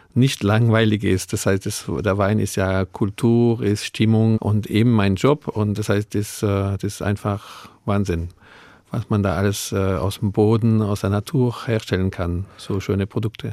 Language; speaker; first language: German; non-native, local second language; Swiss German